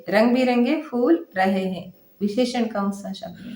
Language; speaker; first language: Hindi; non-native, local second language; Kannada